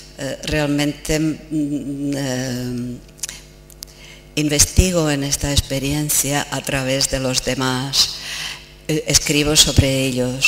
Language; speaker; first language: Spanish; non-native, fluent; Czech